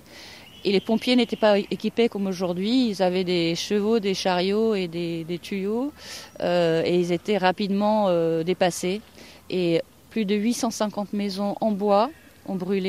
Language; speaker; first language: French; non-native, fluent; Norwegian